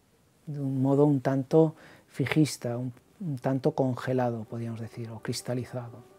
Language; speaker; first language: Spanish; native; Spanish